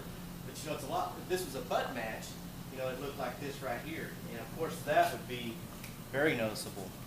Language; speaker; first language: English; native; English